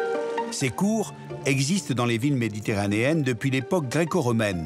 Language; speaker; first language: French; native; French